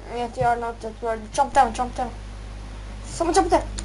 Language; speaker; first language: English; non-native, learner; Estonian